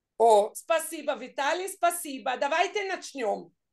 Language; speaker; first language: Russian; non-native, learner; Hebrew